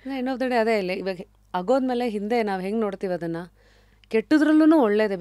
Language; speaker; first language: Kannada; native; Kannada